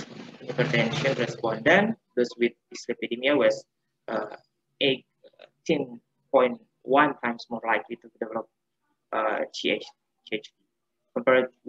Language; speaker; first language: English; non-native, fluent; Indonesian